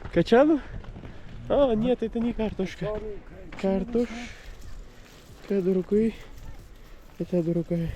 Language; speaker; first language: Russian; non-native, learner; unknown